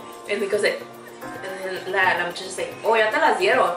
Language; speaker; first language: English; early bilingual, other home language; Spanish